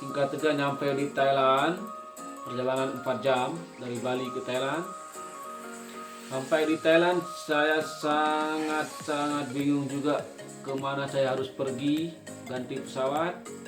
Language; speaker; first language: Indonesian; non-native, local second language; Sasak